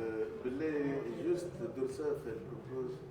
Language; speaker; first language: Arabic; native; Arabic